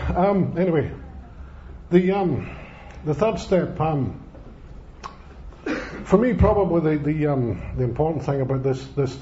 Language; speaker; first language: English; native; English